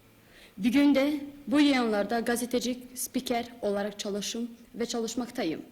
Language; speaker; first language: Turkish; native; Turkish